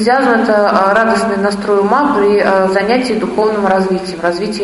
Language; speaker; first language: Russian; native; Russian